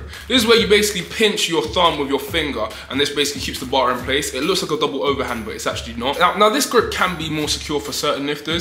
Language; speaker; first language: English; native; English